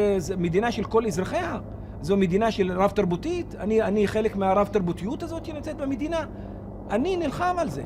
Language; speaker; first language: Hebrew; non-native, local second language; Arabic